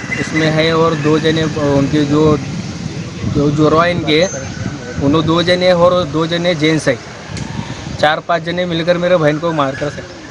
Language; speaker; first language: Hindi; non-native, local second language; Urdu